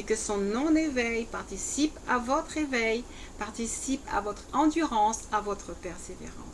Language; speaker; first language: French; native; French